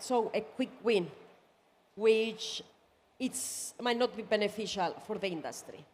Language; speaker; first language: English; non-native, fluent; Greek